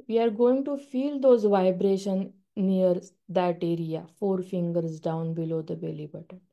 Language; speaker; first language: English; non-native, local second language; Marathi